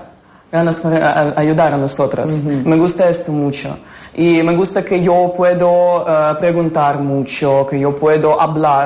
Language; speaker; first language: Spanish; non-native, learner; Ukrainian